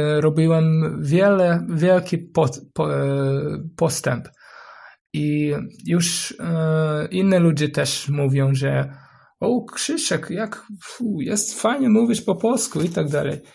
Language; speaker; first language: Polish; non-native, learner; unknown